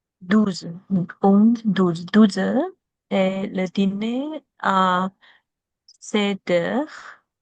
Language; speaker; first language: French; non-native, learner; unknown